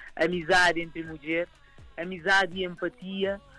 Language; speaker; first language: Portuguese; native; Portuguese